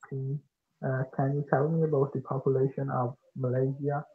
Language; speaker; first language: English; non-native, learner; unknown